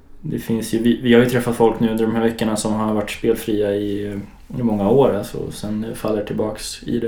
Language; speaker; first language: Swedish; native; Swedish